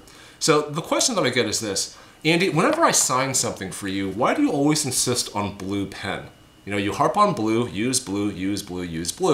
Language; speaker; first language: English; native; English